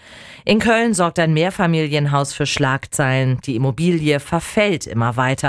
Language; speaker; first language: German; native; German